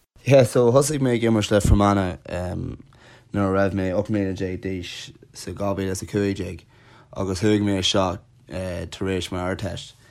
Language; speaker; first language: Irish; non-native, local second language; English